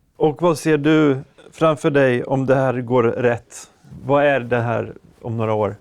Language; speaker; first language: Swedish; native; Swedish